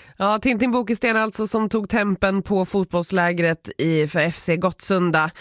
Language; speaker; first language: Swedish; native; Swedish